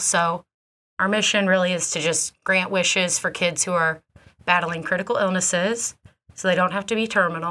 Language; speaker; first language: English; native; English